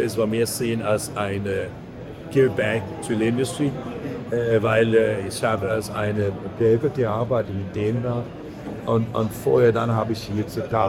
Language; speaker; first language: German; non-native, learner; Danish